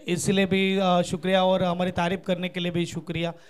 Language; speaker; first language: Hindi; non-native, local second language; Marathi